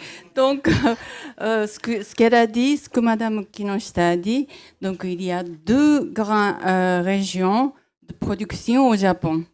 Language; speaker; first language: French; non-native, fluent; Japanese